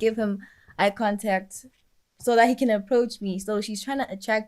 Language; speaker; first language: English; non-native, local second language; Swati